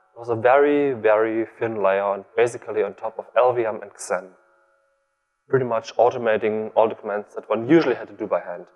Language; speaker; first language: English; non-native, fluent; German